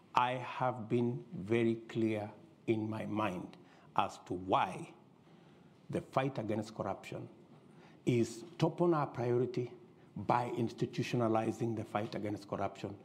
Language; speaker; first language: English; non-native, local second language; Kalenjin